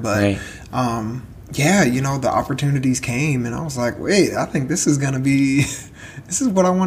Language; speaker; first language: English; native; English